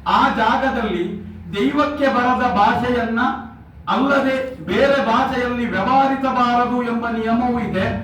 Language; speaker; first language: Kannada; non-native, local second language; Tulu